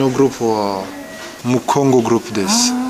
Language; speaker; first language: Japanese; non-native, learner; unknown